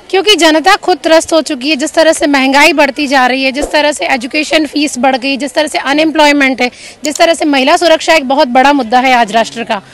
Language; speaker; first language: Hindi; native; Hindi